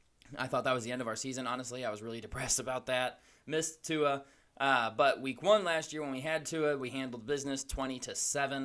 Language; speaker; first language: English; native; English